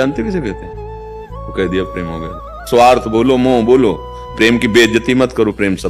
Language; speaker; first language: Hindi; native; Hindi